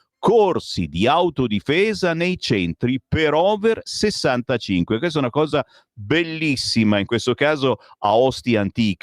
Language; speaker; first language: Italian; native; Italian